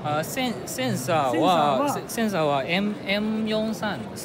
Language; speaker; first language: Japanese; non-native, fluent; Chinese